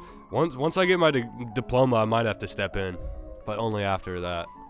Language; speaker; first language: English; native; English